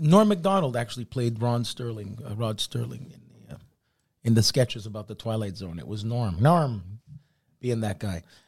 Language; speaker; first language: English; native; English